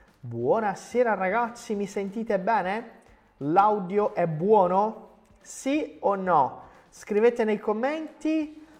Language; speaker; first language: Italian; non-native, fluent; Portuguese